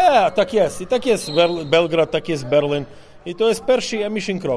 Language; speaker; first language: Polish; non-native, learner; Serbian